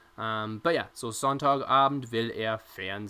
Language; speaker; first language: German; non-native, fluent; English